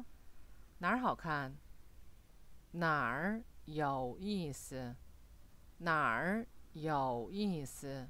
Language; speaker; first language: Chinese; non-native, fluent; Korean